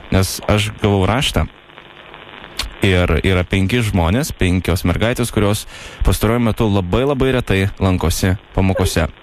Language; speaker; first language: Lithuanian; native; Lithuanian